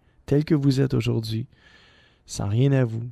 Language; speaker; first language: French; native; French